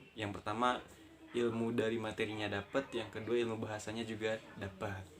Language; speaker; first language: Indonesian; native; Indonesian